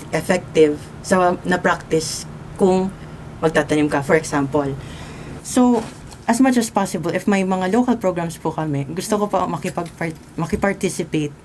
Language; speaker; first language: Filipino; non-native, local second language; Bikol